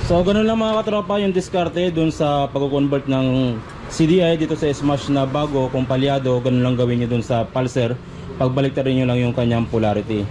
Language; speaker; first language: Filipino; non-native, local second language; Pangasinan